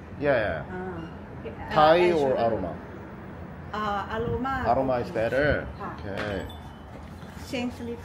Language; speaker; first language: English; non-native, learner; Korean